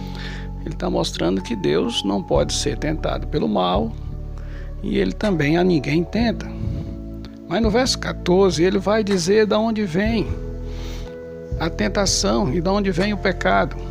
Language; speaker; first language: Portuguese; native; Portuguese